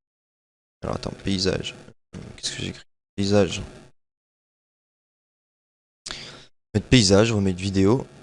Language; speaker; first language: French; native; French